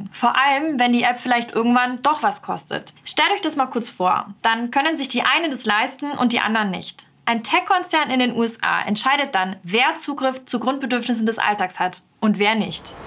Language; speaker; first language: German; native; German